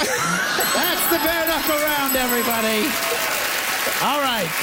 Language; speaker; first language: English; native; English